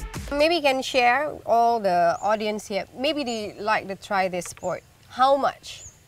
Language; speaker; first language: English; non-native, local second language; Malay